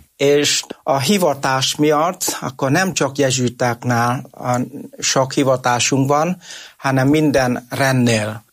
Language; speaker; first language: Hungarian; non-native, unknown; Vietnamese